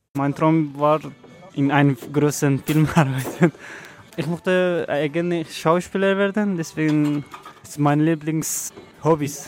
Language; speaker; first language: German; non-native, learner; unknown